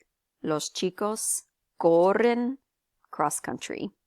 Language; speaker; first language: Spanish; non-native, fluent; English